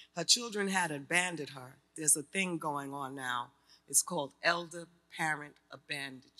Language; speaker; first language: English; native; English